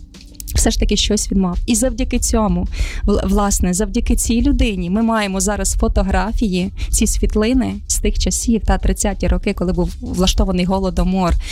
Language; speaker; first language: Ukrainian; native; Ukrainian